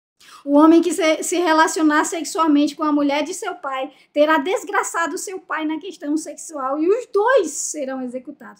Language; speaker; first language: Portuguese; native; Portuguese